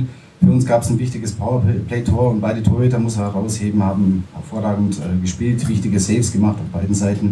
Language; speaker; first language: German; native; German